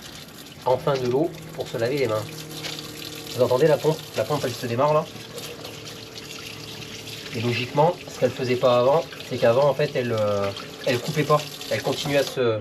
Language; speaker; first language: French; native; French